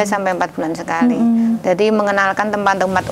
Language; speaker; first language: Indonesian; native; Indonesian